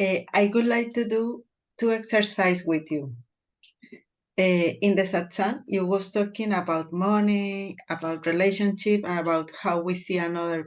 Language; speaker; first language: English; non-native, fluent; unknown